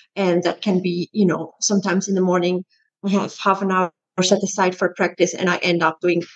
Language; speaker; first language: English; non-native, fluent; German